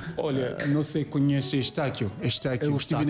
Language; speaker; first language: Portuguese; non-native, learner; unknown